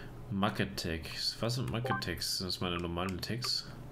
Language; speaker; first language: German; native; German